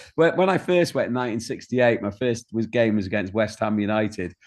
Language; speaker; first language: English; native; English